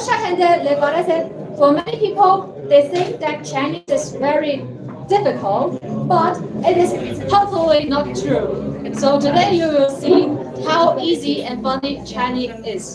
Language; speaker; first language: English; non-native, fluent; Chinese